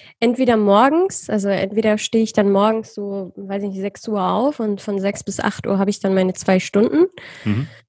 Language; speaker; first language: German; early bilingual, other home language; Persian